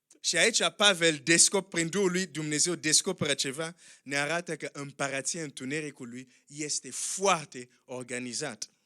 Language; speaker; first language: Romanian; non-native, fluent; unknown